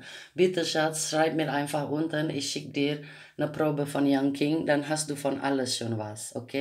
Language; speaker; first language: German; non-native, learner; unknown